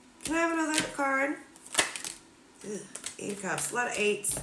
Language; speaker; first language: English; native; English